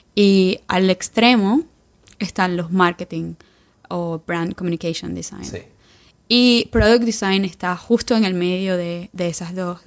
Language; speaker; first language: Spanish; native; Spanish